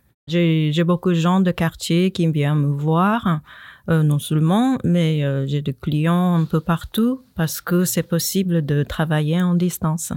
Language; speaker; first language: French; non-native, fluent; Japanese